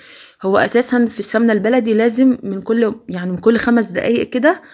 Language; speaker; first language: Arabic; native; Arabic